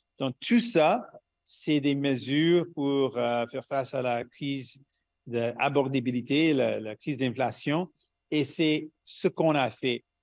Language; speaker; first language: French; non-native, local second language; English